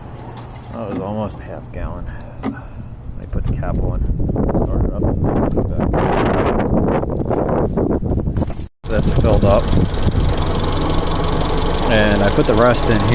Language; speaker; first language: English; native; English